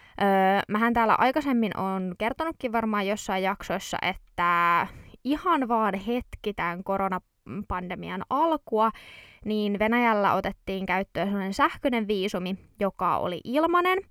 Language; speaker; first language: Finnish; native; Finnish